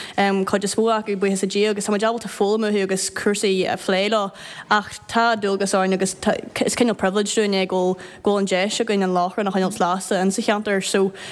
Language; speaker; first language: Irish; native; Irish